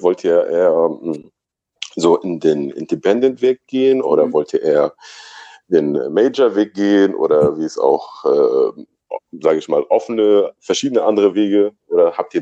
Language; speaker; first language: German; native; German